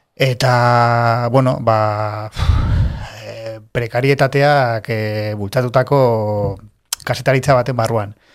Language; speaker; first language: Basque; non-native, local second language; Spanish